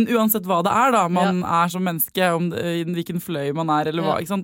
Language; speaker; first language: Norwegian; native; Norwegian